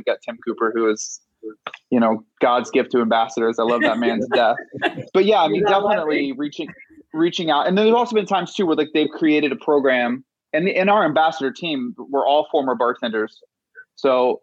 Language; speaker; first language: English; native; English